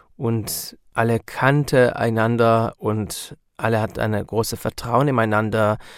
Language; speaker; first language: German; non-native, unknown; Hebrew